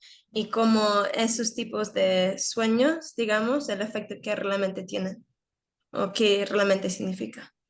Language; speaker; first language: Spanish; early bilingual, heritage; Spanish